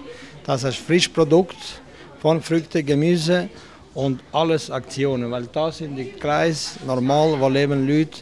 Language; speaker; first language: German; non-native, learner; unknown